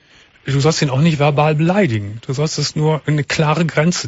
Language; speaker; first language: German; native; German